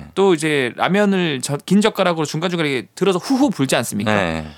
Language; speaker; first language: Korean; native; Korean